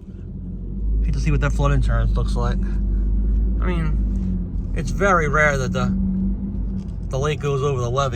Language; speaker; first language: English; native; English